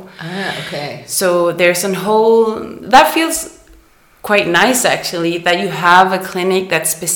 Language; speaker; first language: English; non-native, fluent; Danish